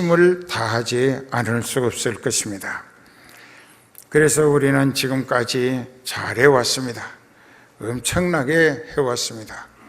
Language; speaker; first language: Korean; native; Korean